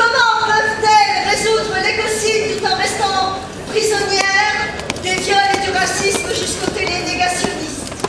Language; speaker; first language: French; native; French